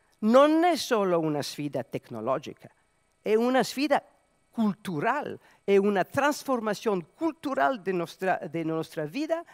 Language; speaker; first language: Italian; non-native, learner; Serbian